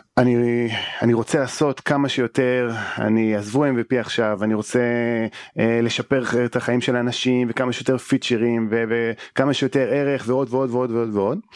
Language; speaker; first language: Hebrew; native; Hebrew